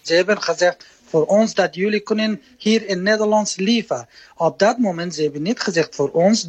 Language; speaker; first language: Dutch; non-native, learner; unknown